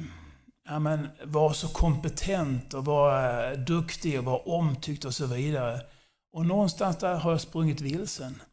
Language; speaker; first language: Swedish; non-native, fluent; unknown